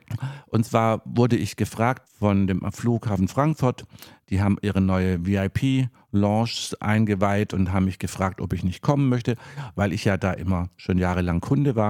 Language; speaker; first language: German; native; German